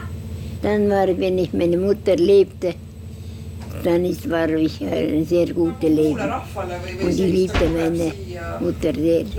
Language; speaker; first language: German; non-native, learner; Estonian